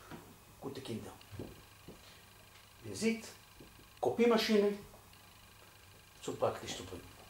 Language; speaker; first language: German; non-native, fluent; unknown